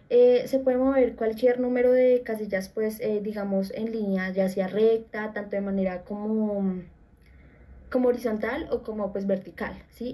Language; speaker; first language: Spanish; native; Spanish